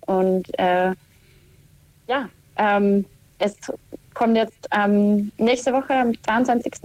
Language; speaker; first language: German; native; German